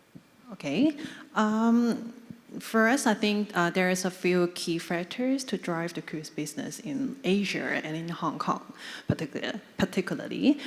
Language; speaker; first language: English; non-native, local second language; Cantonese